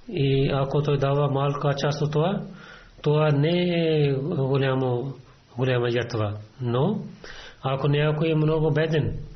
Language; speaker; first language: Bulgarian; non-native, fluent; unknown